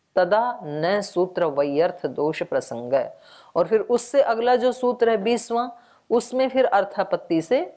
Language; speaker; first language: Hindi; native; Hindi